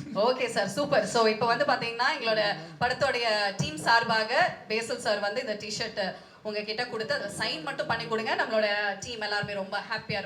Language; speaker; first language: Tamil; native; Tamil